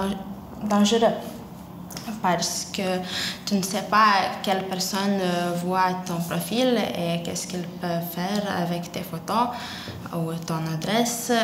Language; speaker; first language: French; non-native, learner; Lithuanian